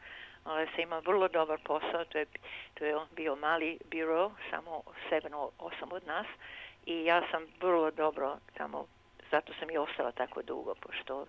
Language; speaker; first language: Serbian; early bilingual, heritage; Serbian